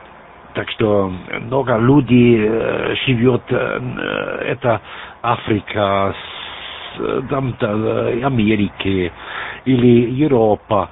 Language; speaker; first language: Russian; non-native, learner; German